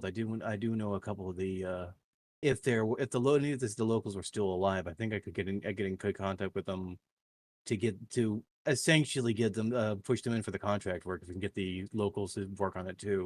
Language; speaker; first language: English; native; English